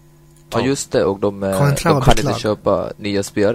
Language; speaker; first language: Swedish; non-native, fluent; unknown